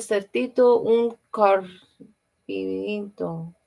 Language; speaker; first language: Spanish; non-native, learner; English